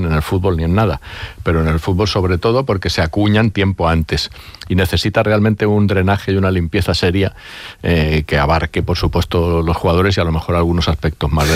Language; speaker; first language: Spanish; native; Spanish